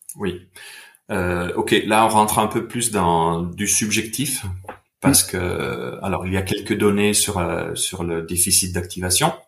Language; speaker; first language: French; non-native, fluent; Italian